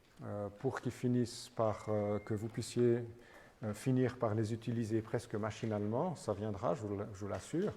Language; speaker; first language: French; native; French